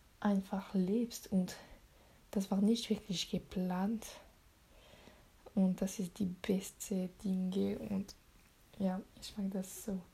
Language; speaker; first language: German; non-native, learner; French